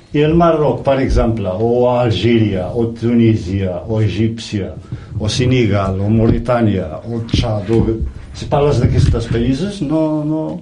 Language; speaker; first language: Catalan; non-native, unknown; Riffian